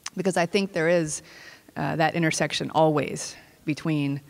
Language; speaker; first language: English; native; English